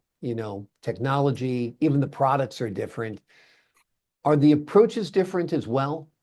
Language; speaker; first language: English; native; English